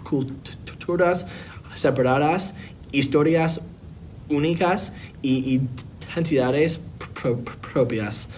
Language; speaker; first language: Spanish; non-native, learner; English